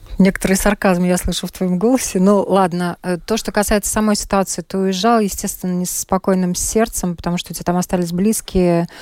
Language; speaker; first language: Russian; native; Russian